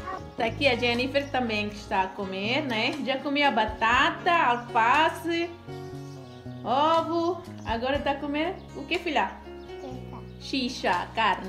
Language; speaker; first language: Portuguese; non-native, local second language; Tetum